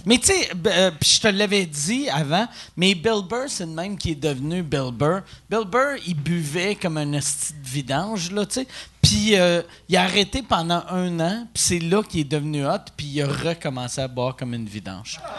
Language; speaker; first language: French; native; French